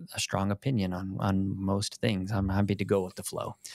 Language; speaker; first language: English; native; English